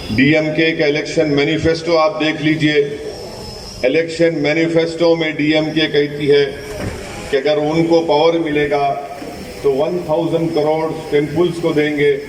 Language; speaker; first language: Urdu; native; Urdu